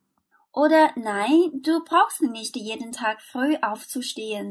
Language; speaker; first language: German; non-native, fluent; Chinese